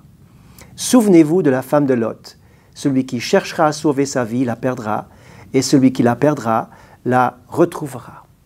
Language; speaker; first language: French; native; French